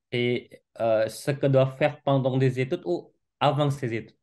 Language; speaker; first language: French; non-native, fluent; Indonesian